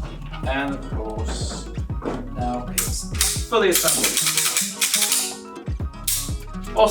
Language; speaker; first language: English; native; English